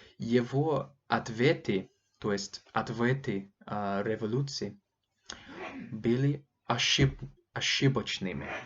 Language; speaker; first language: Russian; non-native, learner; English